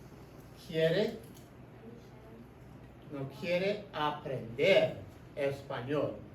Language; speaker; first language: Spanish; non-native, fluent; English